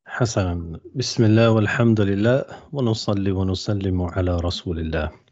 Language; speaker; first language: Arabic; non-native, fluent; English